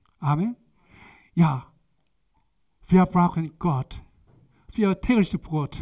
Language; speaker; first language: German; non-native, learner; Korean